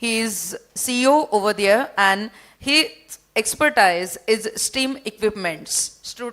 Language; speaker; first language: English; non-native, local second language; Marathi